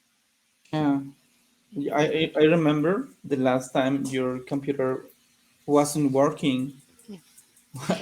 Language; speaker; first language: English; non-native, learner; Spanish